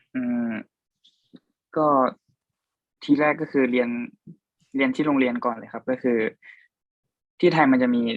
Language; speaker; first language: Thai; native; Thai